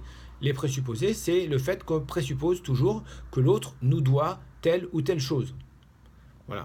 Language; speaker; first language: French; native; French